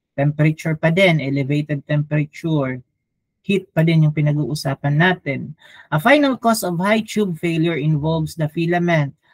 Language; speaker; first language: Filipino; non-native, local second language; Waray